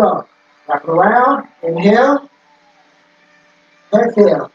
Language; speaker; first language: English; native; English